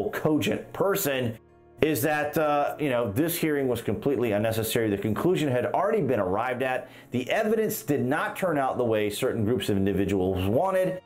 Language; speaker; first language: English; native; English